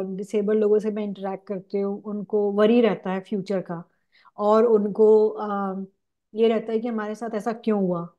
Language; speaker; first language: Hindi; native; Hindi